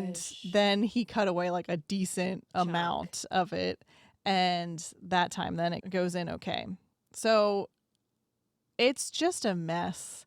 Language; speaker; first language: English; native; English